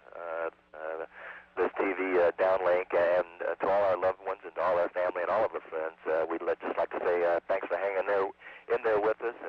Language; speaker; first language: English; native; English